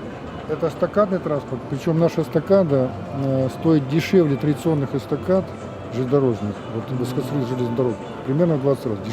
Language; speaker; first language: Russian; native; Russian